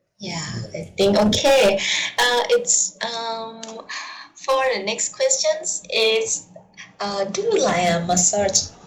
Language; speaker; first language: English; non-native, learner; Thai